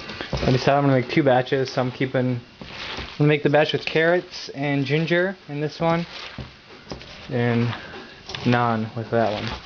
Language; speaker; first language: English; native; English